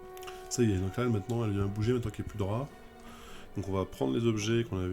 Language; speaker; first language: French; native; French